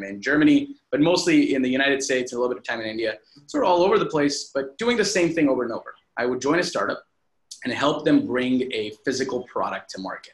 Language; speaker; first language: English; non-native, local second language; Hindi